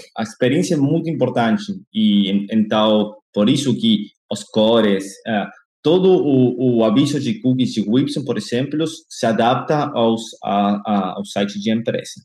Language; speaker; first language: Portuguese; non-native, fluent; Spanish